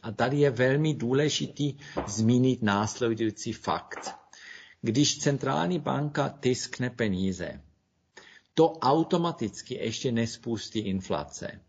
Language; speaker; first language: Czech; non-native, fluent; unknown